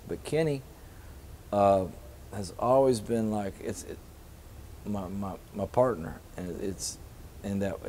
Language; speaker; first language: English; native; English